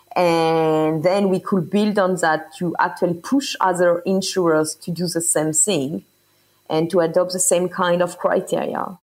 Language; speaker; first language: English; non-native, fluent; French